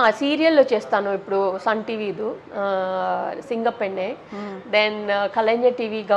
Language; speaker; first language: Telugu; non-native, local second language; Tamil